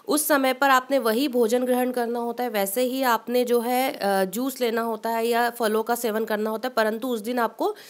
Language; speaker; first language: Hindi; native; Hindi